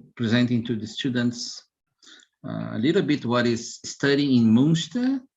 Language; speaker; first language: English; non-native, fluent; Portuguese